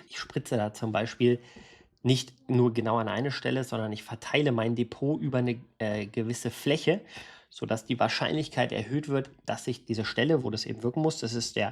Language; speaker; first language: German; native; German